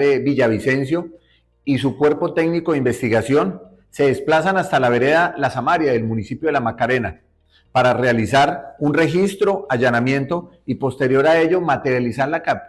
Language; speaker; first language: Spanish; native; Spanish